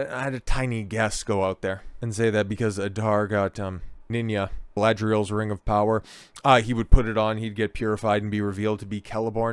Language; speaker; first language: English; native; English